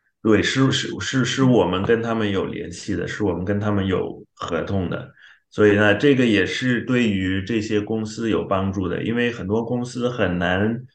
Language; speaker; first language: Chinese; non-native, fluent; Xhosa